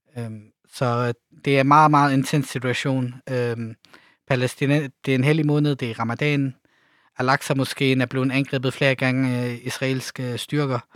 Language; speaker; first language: Danish; early bilingual, other home language; Arabic